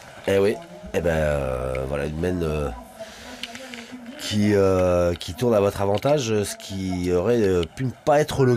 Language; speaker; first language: French; native; French